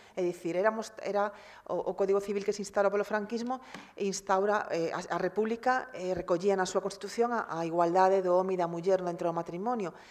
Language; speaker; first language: Galician; native; Galician